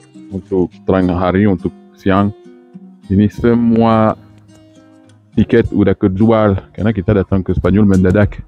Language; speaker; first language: Indonesian; non-native, fluent; Spanish